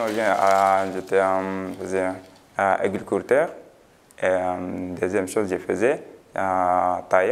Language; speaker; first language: French; non-native, learner; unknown